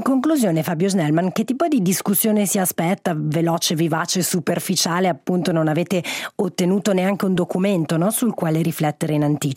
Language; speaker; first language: Italian; native; Italian